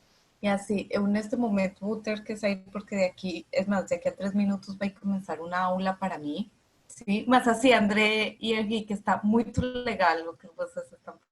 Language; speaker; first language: Portuguese; non-native, fluent; Spanish